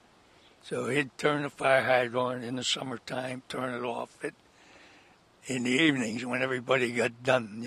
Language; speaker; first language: English; native; English